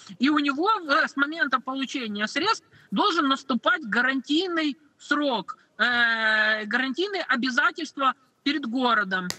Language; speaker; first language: Russian; native; Russian